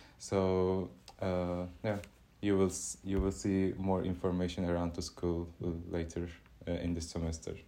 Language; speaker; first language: English; non-native, fluent; Turkish